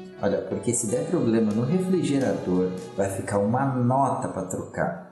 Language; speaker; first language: Portuguese; native; Portuguese